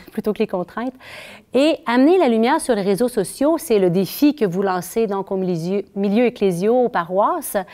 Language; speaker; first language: French; native; French